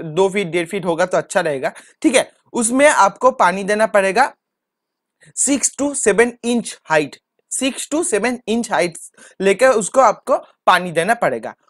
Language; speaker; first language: Hindi; non-native, local second language; Bangla